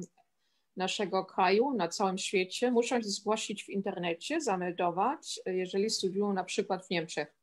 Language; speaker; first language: Polish; non-native, fluent; German